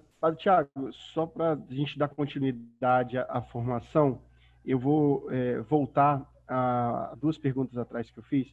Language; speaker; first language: Portuguese; native; Portuguese